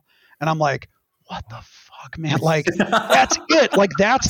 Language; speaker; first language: English; native; English